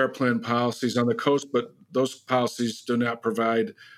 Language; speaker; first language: English; native; English